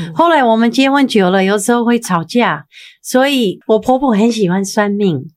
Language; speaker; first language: Chinese; non-native, fluent; English